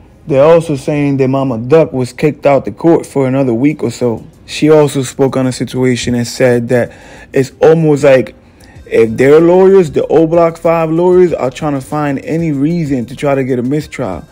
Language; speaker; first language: English; native; English